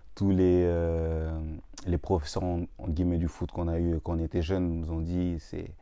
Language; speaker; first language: French; native; French